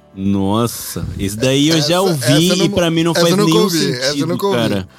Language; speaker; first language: Portuguese; native; Portuguese